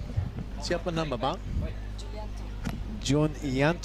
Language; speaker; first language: Indonesian; non-native, learner; English